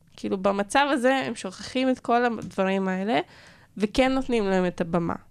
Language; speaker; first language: Hebrew; non-native, local second language; Arabic